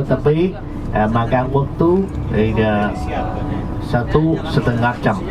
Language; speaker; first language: Indonesian; non-native, learner; Vietnamese